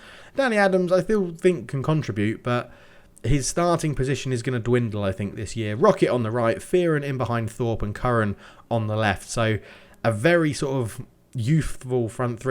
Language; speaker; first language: English; native; English